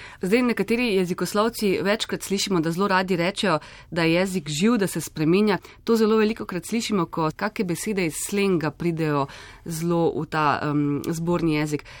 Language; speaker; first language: Slovenian; native; Slovenian